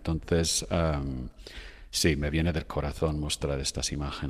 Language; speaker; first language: Spanish; non-native, fluent; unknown